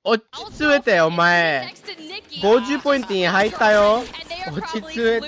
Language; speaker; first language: Japanese; non-native, learner; Filipino